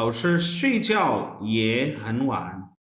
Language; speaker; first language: Chinese; non-native, fluent; Urdu